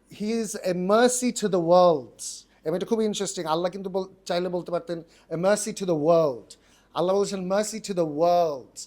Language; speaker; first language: Bangla; early bilingual, heritage; Bangla